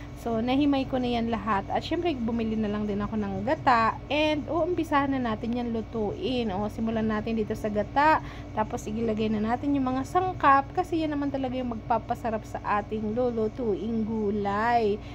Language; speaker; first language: Filipino; non-native, local second language; Bikol